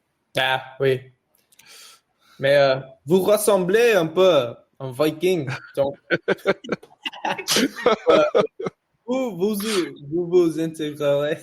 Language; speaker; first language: French; non-native, learner; English